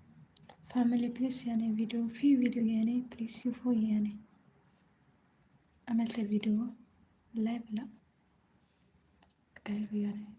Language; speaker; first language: Arabic; non-native, learner; Amharic